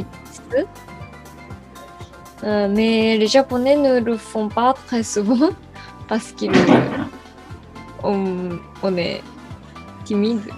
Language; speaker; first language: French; non-native, learner; Japanese